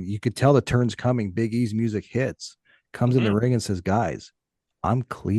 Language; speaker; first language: English; native; English